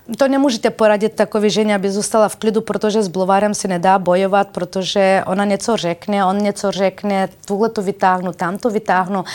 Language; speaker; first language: Czech; non-native, fluent; Bulgarian